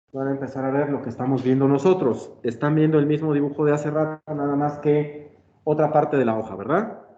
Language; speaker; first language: Spanish; native; Spanish